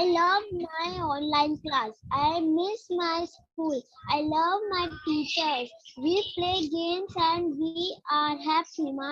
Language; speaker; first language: English; non-native, learner; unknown